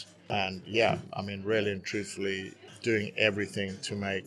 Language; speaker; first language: English; native; English